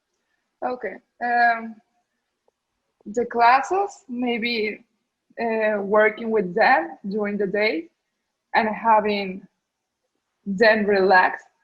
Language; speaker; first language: English; non-native, learner; Spanish